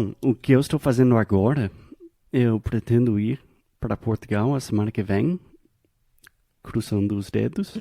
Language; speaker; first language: Portuguese; non-native, fluent; English